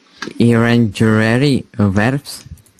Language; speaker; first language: English; non-native, learner; Slovak